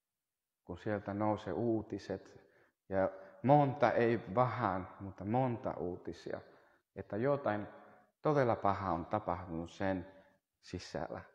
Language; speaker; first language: Finnish; non-native, fluent; Spanish